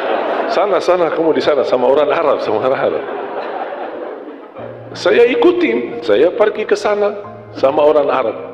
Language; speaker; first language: Indonesian; non-native, fluent; Arabic